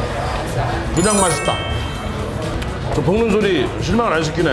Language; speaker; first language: Korean; native; Korean